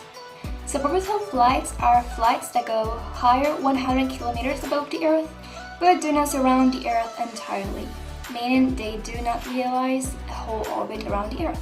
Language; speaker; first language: English; non-native, fluent; Spanish